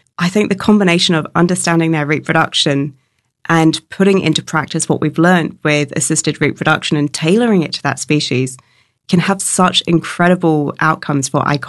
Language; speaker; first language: English; native; English